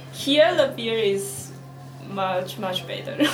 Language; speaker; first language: English; non-native, learner; Chinese